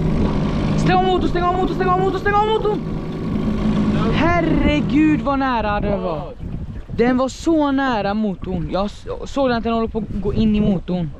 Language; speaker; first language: Swedish; native; Swedish